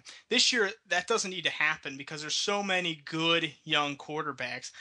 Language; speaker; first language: English; native; English